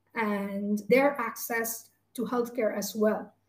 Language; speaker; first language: English; non-native, local second language; Tamil